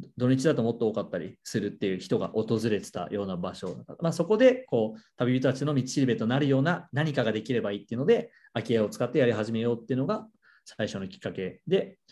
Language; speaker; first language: Japanese; native; Japanese